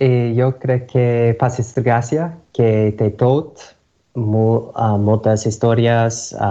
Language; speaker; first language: Catalan; non-native, learner; English